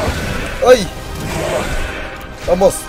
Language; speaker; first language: Spanish; native; Spanish